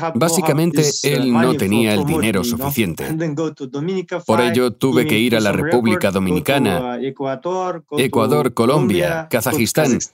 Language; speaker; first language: Spanish; non-native, fluent; Chinese